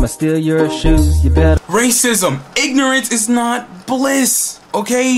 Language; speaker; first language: English; native; English